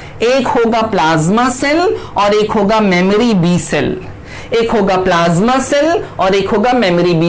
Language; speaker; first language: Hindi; native; Hindi